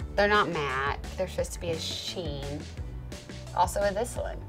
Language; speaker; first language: English; native; English